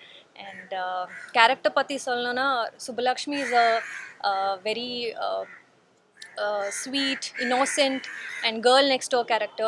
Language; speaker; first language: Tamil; non-native, learner; Kannada